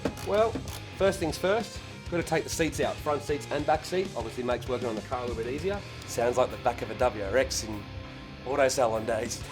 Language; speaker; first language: English; native; English